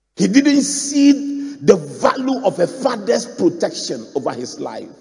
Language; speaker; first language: English; non-native, local second language; Akan